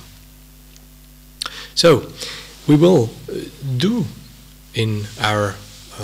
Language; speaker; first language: English; non-native, fluent; Swiss German